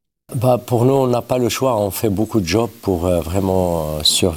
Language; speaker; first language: French; non-native, local second language; Arabic